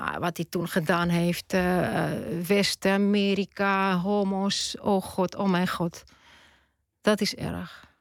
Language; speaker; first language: Dutch; non-native, fluent; Russian